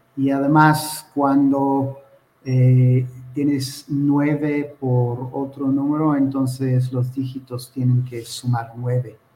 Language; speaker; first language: Spanish; non-native, fluent; Hebrew